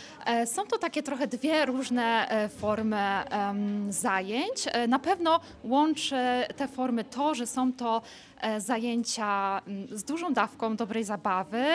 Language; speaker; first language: Polish; native; Polish